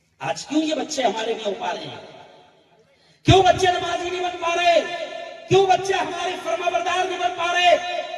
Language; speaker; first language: Urdu; native; Urdu